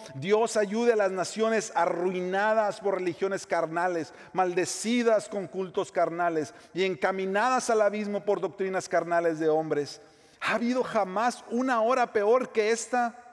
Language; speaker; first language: Spanish; native; Spanish